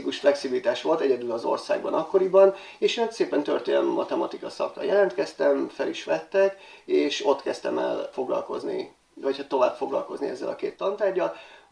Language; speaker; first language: Hungarian; native; Hungarian